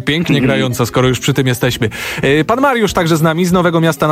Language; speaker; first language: Polish; native; Polish